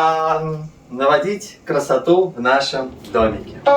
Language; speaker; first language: Russian; native; Russian